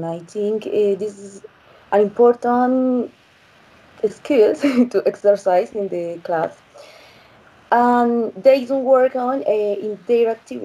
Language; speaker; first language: English; non-native, learner; Spanish